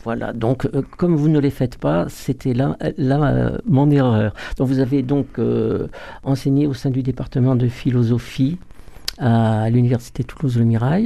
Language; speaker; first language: French; native; French